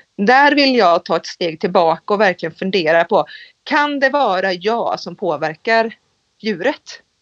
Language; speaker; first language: Swedish; native; Swedish